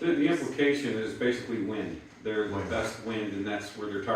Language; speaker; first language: English; native; English